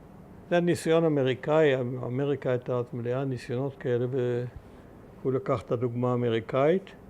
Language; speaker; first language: Hebrew; early bilingual, other home language; German